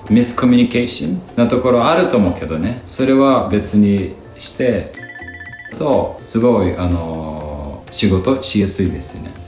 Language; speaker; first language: Japanese; non-native, fluent; Lithuanian